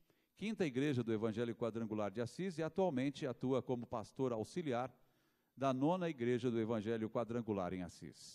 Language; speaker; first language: Portuguese; native; Portuguese